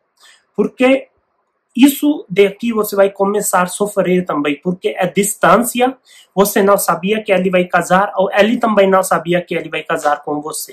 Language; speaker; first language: Portuguese; non-native, learner; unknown